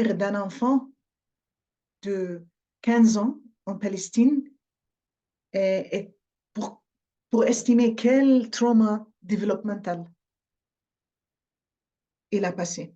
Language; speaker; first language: French; non-native, fluent; Arabic